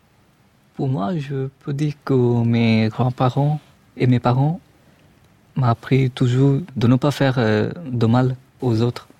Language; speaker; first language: French; non-native, fluent; Bangla